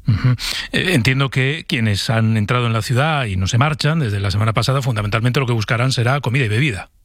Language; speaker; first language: Spanish; native; Spanish